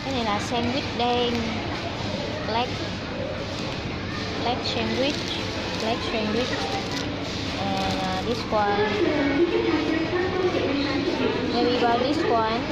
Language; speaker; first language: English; non-native, learner; Vietnamese